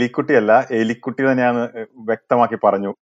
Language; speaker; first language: Malayalam; native; Malayalam